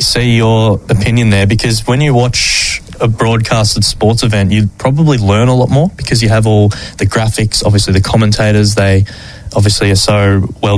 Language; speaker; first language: English; native; English